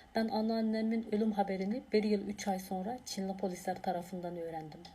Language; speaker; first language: Turkish; non-native, fluent; Uyghur